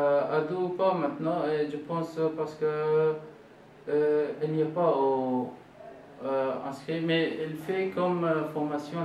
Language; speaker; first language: French; non-native, learner; Arabic